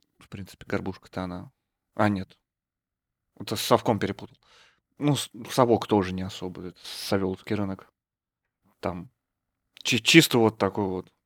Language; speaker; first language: Russian; native; Russian